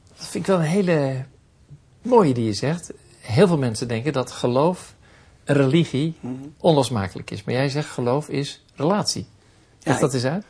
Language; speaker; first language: Dutch; native; Dutch